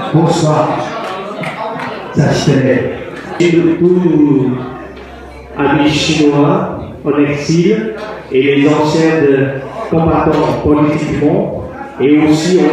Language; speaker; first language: French; non-native, learner; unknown